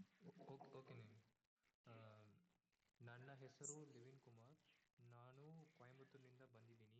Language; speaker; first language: Kannada; non-native, learner; Tamil